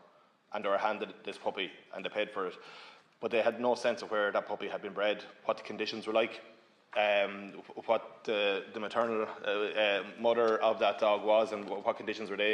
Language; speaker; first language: English; native; English